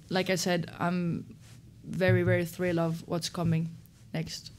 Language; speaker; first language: English; non-native, fluent; Swedish